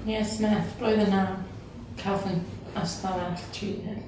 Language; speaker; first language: Welsh; non-native, learner; English